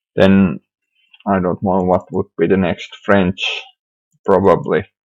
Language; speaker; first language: English; non-native, fluent; Finnish